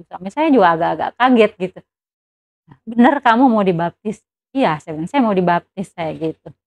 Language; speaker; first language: Indonesian; non-native, local second language; Sundanese